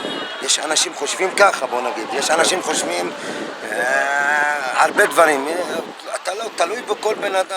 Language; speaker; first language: Hebrew; non-native, local second language; Arabic